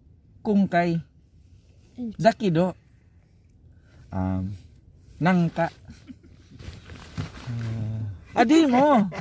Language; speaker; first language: Japanese; non-native, learner; Cebuano